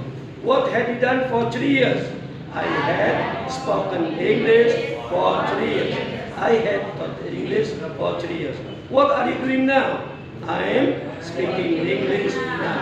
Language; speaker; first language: English; non-native, fluent; Indonesian